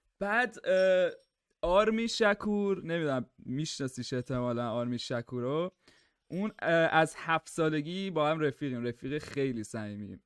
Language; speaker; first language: Persian; native; Persian